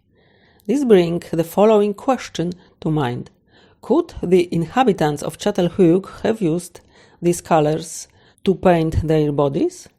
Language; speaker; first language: English; non-native, fluent; Polish